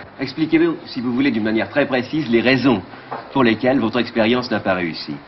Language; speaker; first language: French; native; French